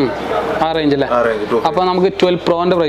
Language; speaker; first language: Malayalam; native; Malayalam